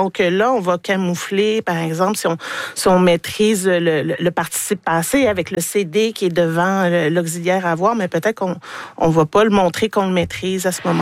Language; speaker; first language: French; native; French